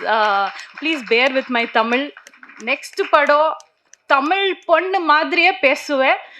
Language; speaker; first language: Tamil; non-native, learner; Kannada